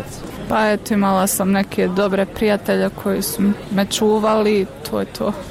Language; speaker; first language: Croatian; native; Croatian